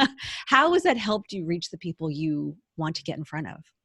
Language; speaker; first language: English; native; English